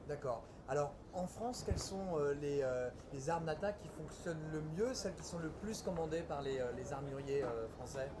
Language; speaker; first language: French; native; French